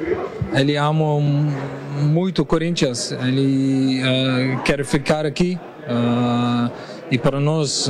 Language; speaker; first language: Portuguese; non-native, learner; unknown